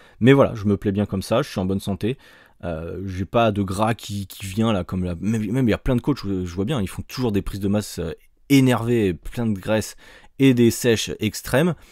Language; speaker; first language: French; native; French